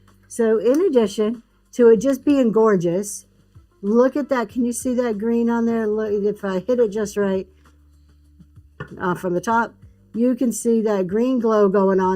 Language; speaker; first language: English; native; English